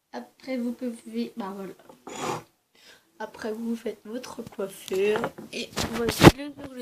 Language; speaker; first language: French; early bilingual, other home language; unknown